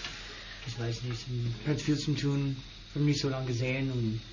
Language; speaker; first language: German; non-native, learner; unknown